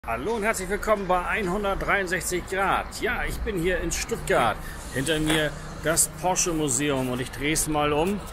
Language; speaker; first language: German; native; German